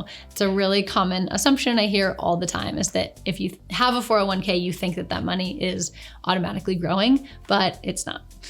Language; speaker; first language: English; native; English